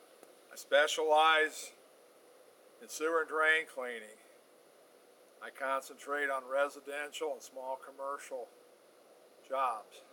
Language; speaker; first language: English; native; English